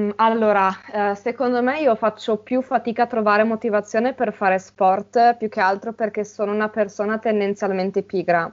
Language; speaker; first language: Italian; native; Italian